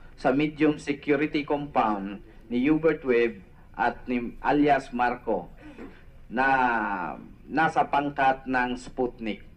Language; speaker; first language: Filipino; non-native, local second language; Cebuano